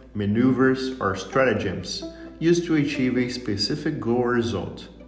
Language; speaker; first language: English; non-native, fluent; Portuguese